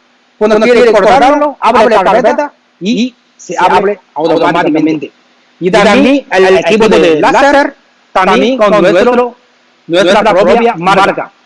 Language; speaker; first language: Spanish; non-native, learner; Chinese